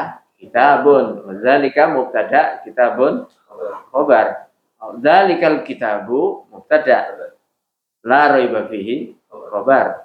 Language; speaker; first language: Arabic; non-native, fluent; Indonesian